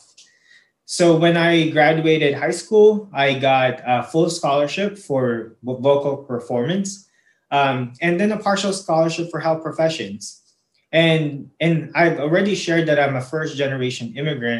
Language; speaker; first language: English; non-native, local second language; Filipino